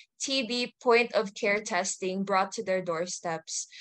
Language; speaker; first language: English; native; English